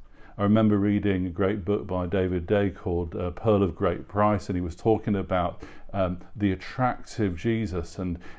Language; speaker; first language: English; native; English